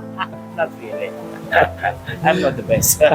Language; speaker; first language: English; non-native, learner; Indonesian